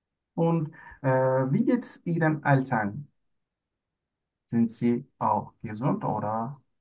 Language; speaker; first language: German; non-native, learner; Turkish